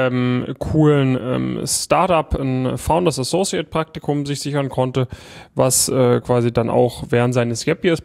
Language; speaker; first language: German; native; German